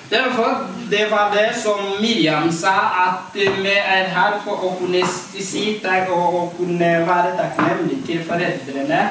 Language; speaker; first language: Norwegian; non-native, fluent; Kinyarwanda